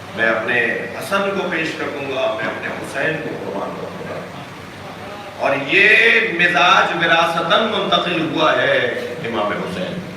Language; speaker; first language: Urdu; native; Urdu